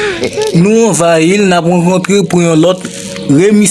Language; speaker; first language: French; non-native, learner; Haitian Creole